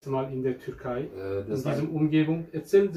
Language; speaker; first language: German; non-native, fluent; Turkish